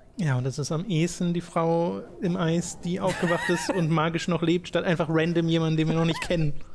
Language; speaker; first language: German; native; German